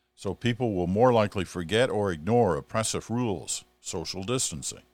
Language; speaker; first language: English; native; English